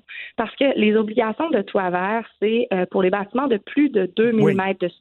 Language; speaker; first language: French; native; French